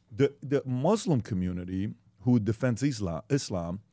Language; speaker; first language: English; early bilingual, other home language; Persian